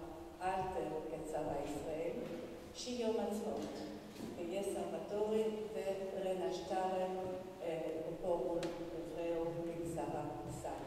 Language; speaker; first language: Romanian; non-native, learner; Hebrew